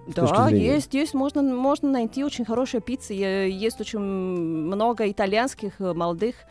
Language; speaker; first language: Russian; non-native, fluent; Italian